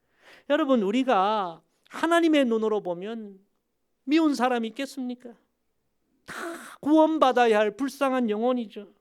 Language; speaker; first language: Korean; native; Korean